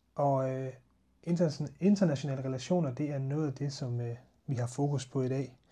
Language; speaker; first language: Danish; native; Danish